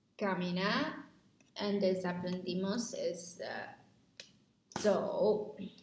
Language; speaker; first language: Spanish; non-native, learner; Chinese